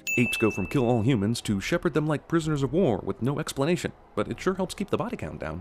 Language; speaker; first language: English; native; English